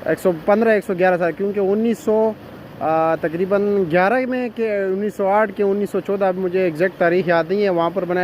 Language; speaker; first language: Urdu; non-native, local second language; Pashto